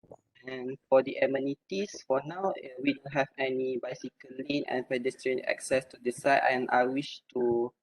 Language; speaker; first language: English; non-native, local second language; Malay